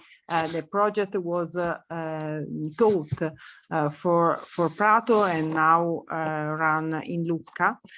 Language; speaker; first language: English; non-native, learner; Italian